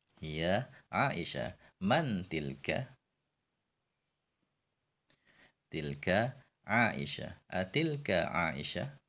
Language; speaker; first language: Arabic; non-native, learner; Indonesian